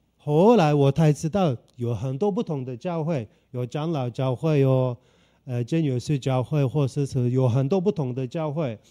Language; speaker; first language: Chinese; non-native, fluent; Turkish